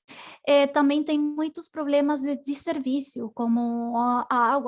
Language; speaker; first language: Portuguese; non-native, learner; Spanish